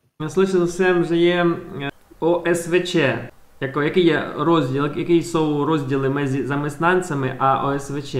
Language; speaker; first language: Czech; non-native, learner; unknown